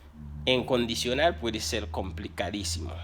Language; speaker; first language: Spanish; non-native, fluent; Haitian Creole